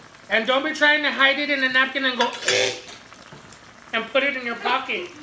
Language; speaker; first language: English; early bilingual, other home language; Spanish